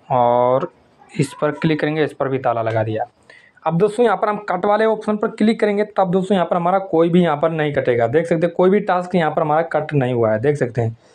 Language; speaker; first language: Hindi; native; Hindi